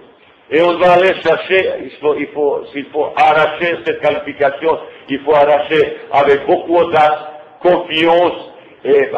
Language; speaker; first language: French; non-native, fluent; Bosnian